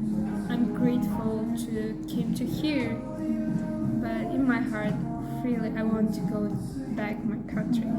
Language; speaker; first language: English; non-native, learner; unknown